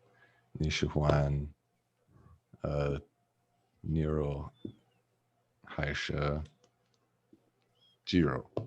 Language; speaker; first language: Chinese; non-native, learner; English